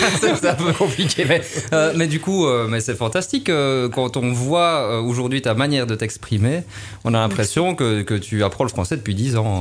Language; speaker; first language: French; native; French